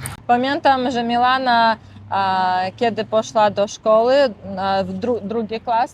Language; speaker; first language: Polish; non-native, learner; Russian